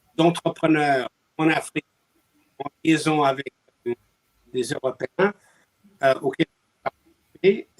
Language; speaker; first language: French; non-native, fluent; English